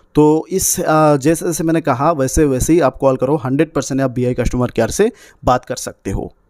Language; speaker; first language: Hindi; native; Hindi